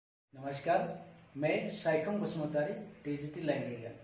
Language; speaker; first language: Hindi; non-native, local second language; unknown